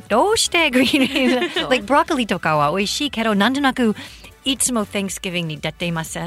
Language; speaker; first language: Japanese; non-native, fluent; English